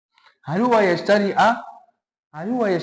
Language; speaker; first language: Arabic; non-native, fluent; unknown